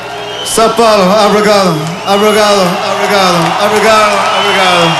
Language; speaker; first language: Portuguese; non-native, learner; English